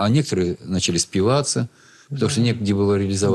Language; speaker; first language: Russian; native; Russian